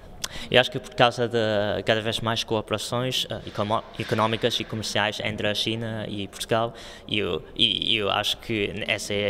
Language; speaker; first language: Portuguese; non-native, local second language; Chinese